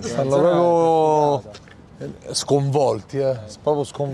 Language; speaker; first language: Italian; native; Italian